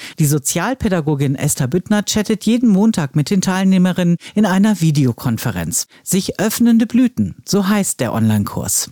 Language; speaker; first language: German; native; German